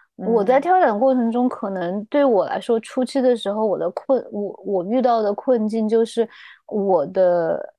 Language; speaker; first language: Chinese; native; Chinese